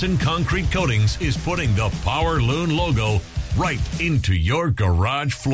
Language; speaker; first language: English; native; English